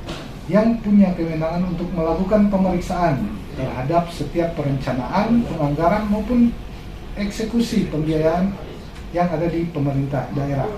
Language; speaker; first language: Indonesian; native; Indonesian